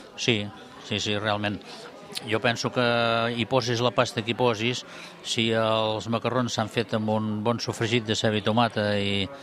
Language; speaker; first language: Catalan; native; Catalan